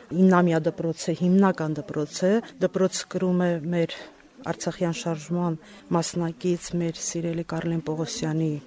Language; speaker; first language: Armenian; native; Armenian